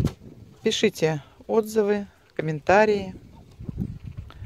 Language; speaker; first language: Russian; native; Russian